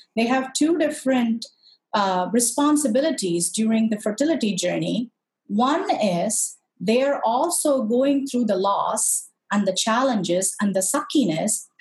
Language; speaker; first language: English; non-native, local second language; Tamil